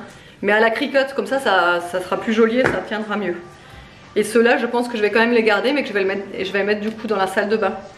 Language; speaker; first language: French; native; French